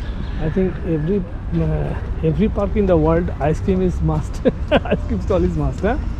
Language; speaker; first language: English; non-native, local second language; Bangla